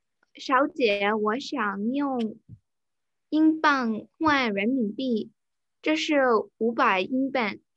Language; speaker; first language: Chinese; non-native, learner; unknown